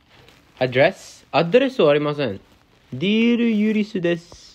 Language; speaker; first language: Japanese; non-native, learner; English